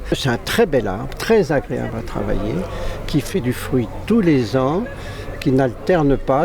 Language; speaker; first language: French; native; French